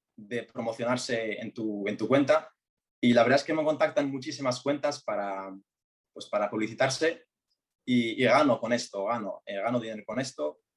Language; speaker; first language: Spanish; early bilingual, other home language; Arabic